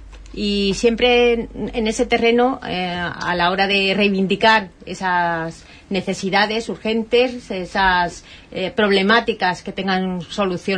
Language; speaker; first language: Spanish; native; Spanish